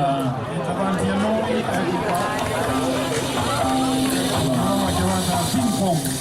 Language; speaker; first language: Italian; native; Italian